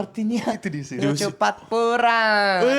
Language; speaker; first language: Indonesian; non-native, learner; Japanese